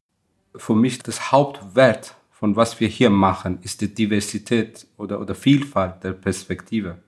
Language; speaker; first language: German; non-native, fluent; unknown